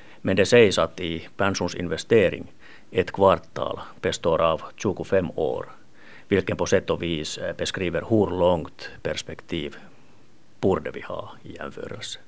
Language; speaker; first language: Swedish; non-native, local second language; Finnish